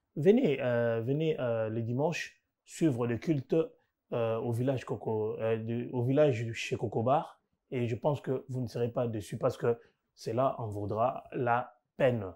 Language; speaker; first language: French; non-native, local second language; Lingala